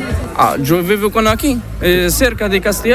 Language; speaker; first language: Spanish; non-native, learner; Arabic